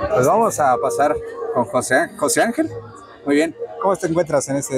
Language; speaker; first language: Spanish; native; Spanish